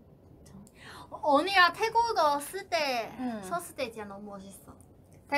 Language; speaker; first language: Korean; non-native, fluent; Chinese